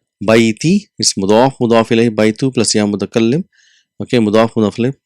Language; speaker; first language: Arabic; non-native, fluent; Urdu